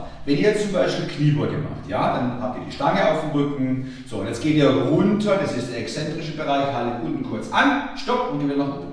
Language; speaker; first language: German; native; German